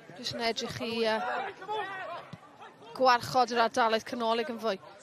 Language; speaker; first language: Welsh; native; Welsh